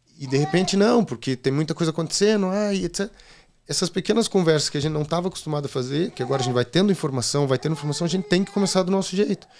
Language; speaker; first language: Portuguese; native; Portuguese